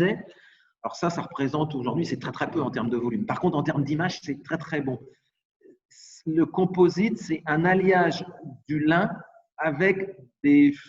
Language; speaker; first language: French; native; French